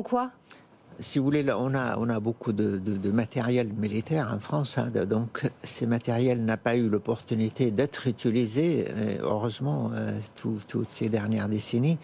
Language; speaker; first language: French; non-native, fluent; Arabic